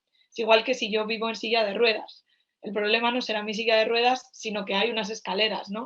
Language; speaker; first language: Spanish; native; Spanish